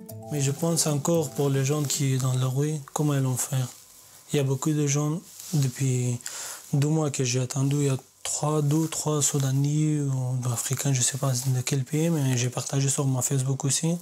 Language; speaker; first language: French; non-native, learner; Persian